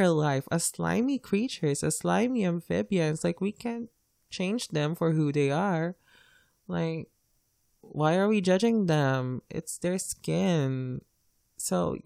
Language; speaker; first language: English; non-native, local second language; Filipino